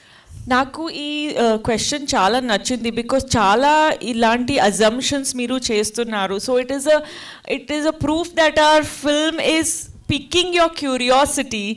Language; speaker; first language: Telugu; non-native, learner; Hindi